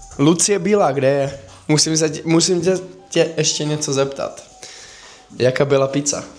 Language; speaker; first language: Czech; early bilingual, heritage; Czech